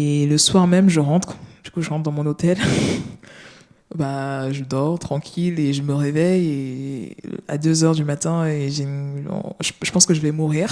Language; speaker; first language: French; native; French